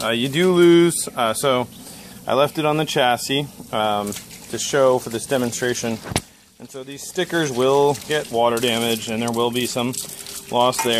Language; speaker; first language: English; native; English